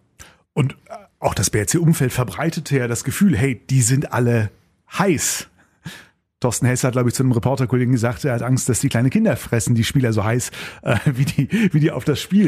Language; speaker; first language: German; native; German